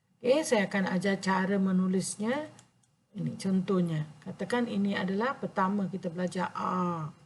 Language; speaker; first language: Malay; non-native, local second language; Tamil